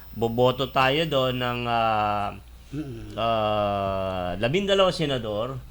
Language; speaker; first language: Filipino; native; Filipino